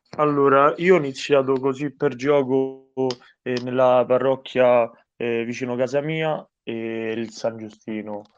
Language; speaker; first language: Italian; native; Italian